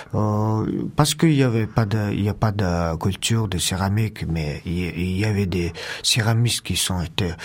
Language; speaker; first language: French; non-native, learner; Mongolian